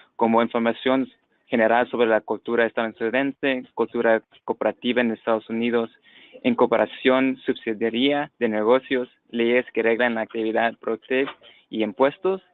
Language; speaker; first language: Spanish; non-native, fluent; English